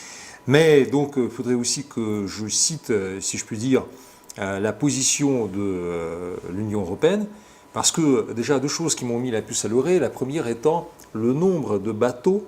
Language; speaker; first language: French; non-native, fluent; Russian